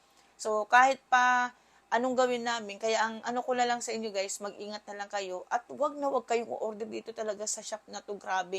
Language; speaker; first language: Filipino; native; Filipino